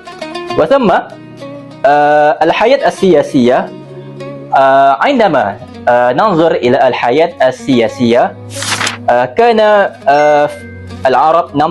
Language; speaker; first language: Arabic; non-native, learner; Malay